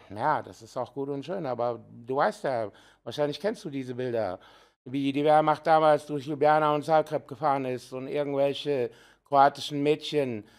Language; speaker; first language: German; early bilingual, heritage; Serbian